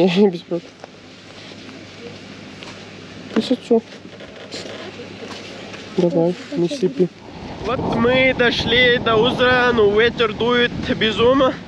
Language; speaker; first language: Russian; non-native, local second language; Kyrgyz